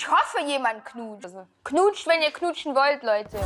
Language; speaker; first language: German; native; German